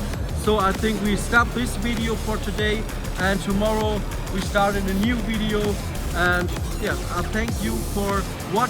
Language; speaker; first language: English; non-native, learner; German